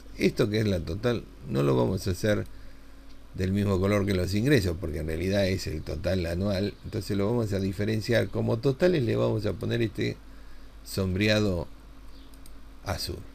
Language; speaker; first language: Spanish; native; Spanish